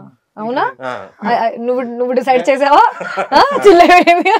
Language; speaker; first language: Telugu; non-native, local second language; Hindi